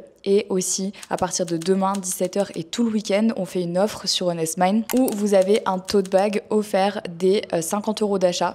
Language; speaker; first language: French; native; French